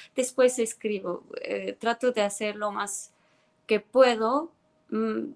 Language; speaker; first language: Spanish; non-native, fluent; Estonian